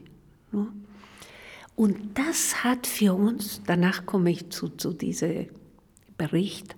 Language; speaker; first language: German; non-native, fluent; Spanish